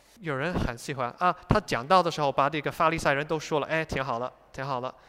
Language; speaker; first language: Chinese; non-native, fluent; English